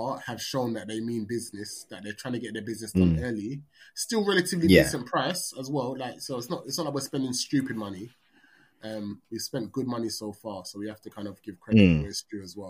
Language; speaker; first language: English; native; English